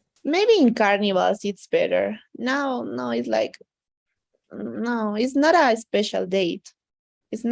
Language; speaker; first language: English; non-native, learner; Spanish